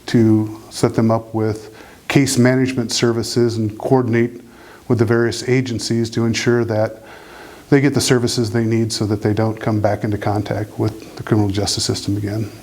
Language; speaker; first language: English; native; English